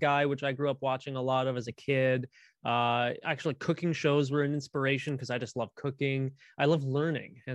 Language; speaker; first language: English; native; English